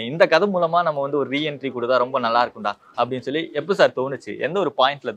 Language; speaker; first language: Tamil; native; Tamil